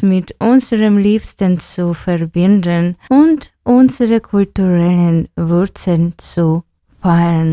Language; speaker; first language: German; non-native, fluent; Ukrainian